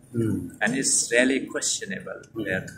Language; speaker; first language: English; non-native, fluent; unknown